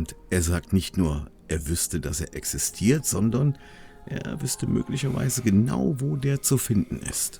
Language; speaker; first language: German; native; German